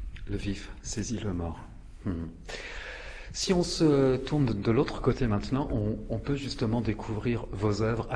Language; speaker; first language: French; native; French